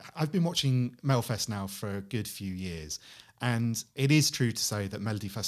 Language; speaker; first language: English; native; English